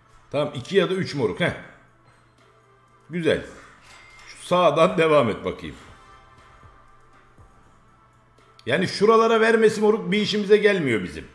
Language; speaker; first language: Turkish; native; Turkish